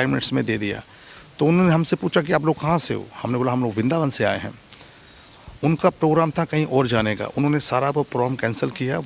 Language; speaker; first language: Hindi; non-native, fluent; English